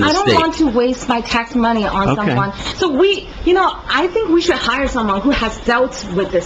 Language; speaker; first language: English; non-native, fluent; Chinese